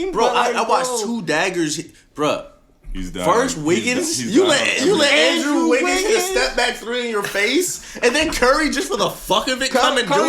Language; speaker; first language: English; native; English